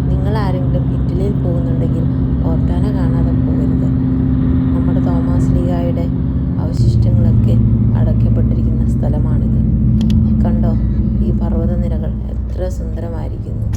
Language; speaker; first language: Malayalam; native; Malayalam